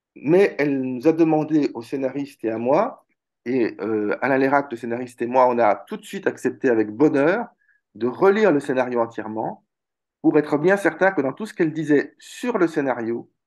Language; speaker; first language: French; native; French